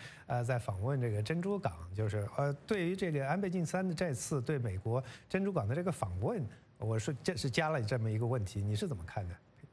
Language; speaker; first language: Chinese; native; Chinese